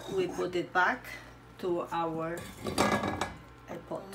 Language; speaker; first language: English; non-native, fluent; Spanish